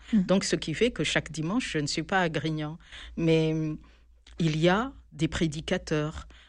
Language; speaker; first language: French; non-native, local second language; Malagasy